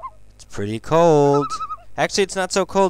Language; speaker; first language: English; native; English